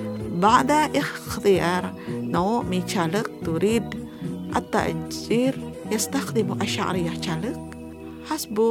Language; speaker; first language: Arabic; non-native, fluent; Indonesian